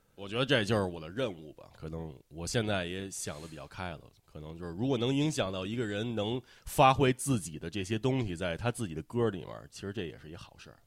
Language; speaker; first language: Chinese; early bilingual, heritage; Chinese